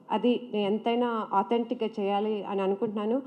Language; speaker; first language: Telugu; early bilingual, heritage; Telugu